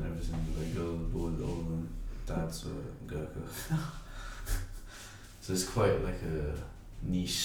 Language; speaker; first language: English; native; English